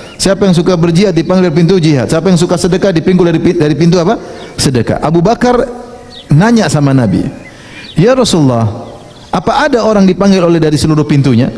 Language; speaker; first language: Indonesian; native; Indonesian